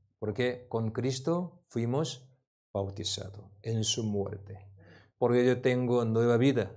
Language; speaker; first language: Spanish; non-native, learner; Korean